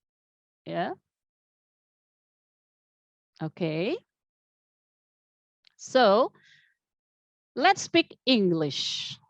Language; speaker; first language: English; non-native, fluent; Indonesian